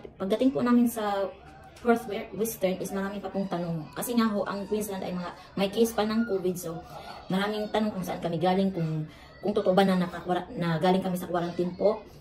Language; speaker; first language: Filipino; native; Filipino